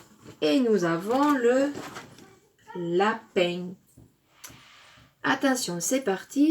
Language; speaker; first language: French; native; French